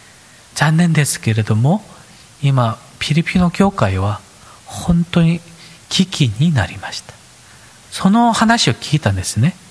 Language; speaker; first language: Japanese; non-native, fluent; Korean